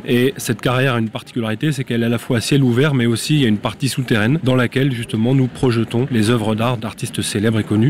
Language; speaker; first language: French; native; French